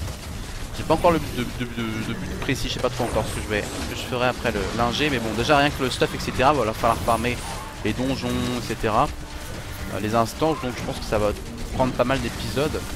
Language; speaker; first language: French; native; French